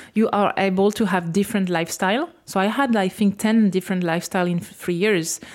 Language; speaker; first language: English; non-native, fluent; French